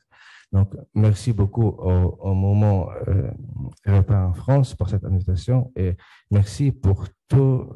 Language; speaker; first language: French; non-native, fluent; Ukrainian